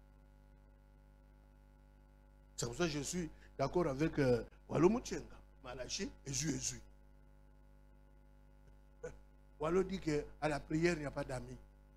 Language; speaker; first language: French; non-native, local second language; Lingala